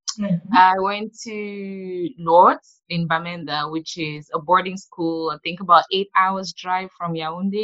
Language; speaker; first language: English; non-native, local second language; French